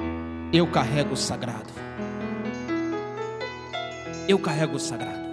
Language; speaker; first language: Portuguese; native; Portuguese